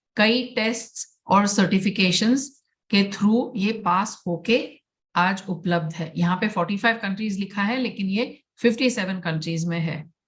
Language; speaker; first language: Hindi; non-native, local second language; Gujarati